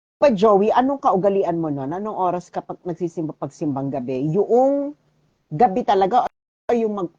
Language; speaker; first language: Filipino; native; Filipino